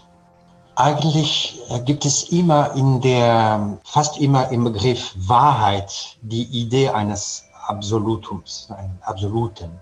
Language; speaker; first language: German; non-native, fluent; French